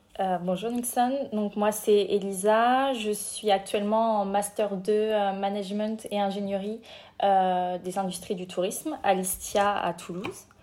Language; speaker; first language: French; native; French